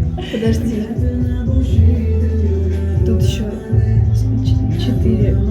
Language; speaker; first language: Russian; native; Russian